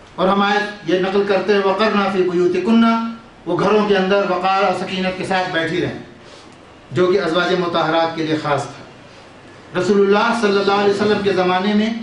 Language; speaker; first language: Urdu; native; Urdu